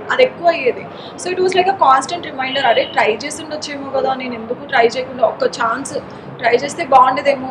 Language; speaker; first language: Telugu; non-native, local second language; Marathi